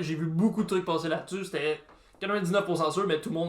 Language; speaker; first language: French; native; French